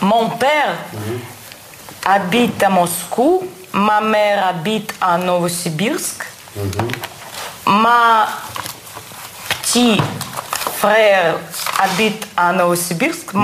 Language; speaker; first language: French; non-native, learner; Russian